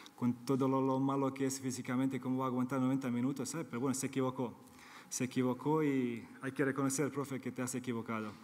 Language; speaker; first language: Spanish; non-native, fluent; Serbian